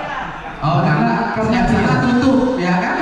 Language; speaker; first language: Indonesian; native; Indonesian